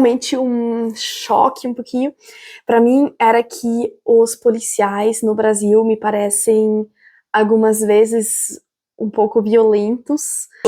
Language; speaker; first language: Portuguese; non-native, fluent; German